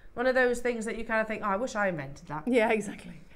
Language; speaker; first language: English; native; English